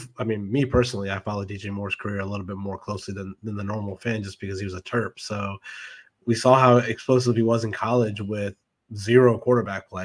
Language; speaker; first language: English; native; English